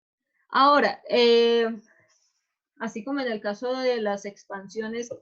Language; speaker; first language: Spanish; native; Spanish